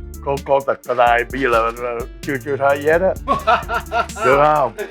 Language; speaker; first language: Vietnamese; early bilingual, heritage; English